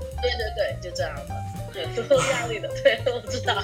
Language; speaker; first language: Chinese; non-native, fluent; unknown